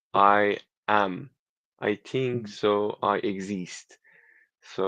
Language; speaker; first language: English; non-native, learner; Persian